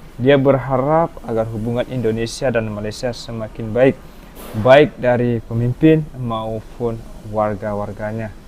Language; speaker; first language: Malay; native; Malay